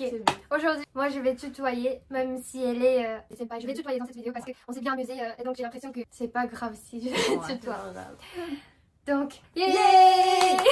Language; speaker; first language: French; non-native, fluent; Japanese